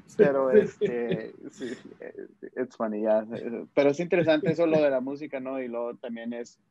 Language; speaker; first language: Spanish; early bilingual, heritage; Spanish